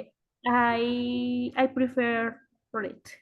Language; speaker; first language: English; non-native, learner; Spanish